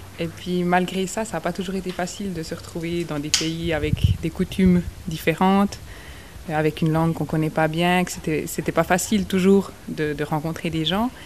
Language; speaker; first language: French; native; French